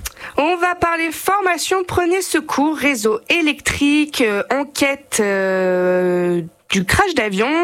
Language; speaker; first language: French; native; French